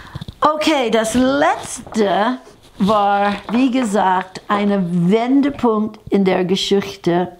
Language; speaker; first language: German; non-native, fluent; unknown